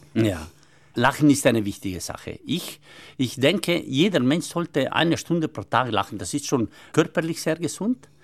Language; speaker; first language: German; non-native, local second language; Ladin